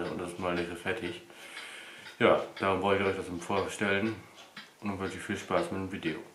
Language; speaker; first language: German; native; German